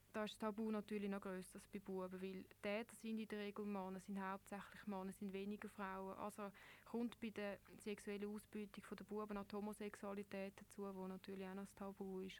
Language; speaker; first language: German; native; German